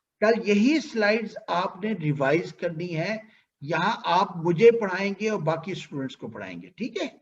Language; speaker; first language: Urdu; native; Urdu